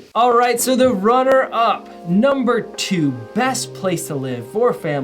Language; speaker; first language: English; native; English